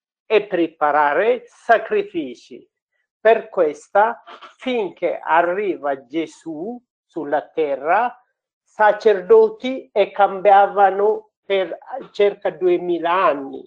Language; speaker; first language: Italian; non-native, learner; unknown